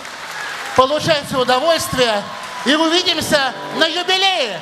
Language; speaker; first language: Russian; native; Russian